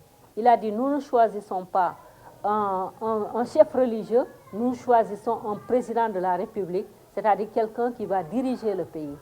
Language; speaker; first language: French; non-native, local second language; Fula